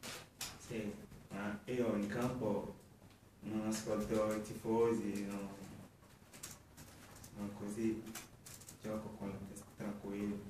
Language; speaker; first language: Italian; non-native, fluent; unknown